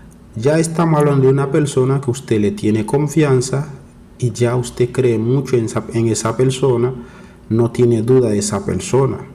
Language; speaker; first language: Spanish; non-native, fluent; Haitian Creole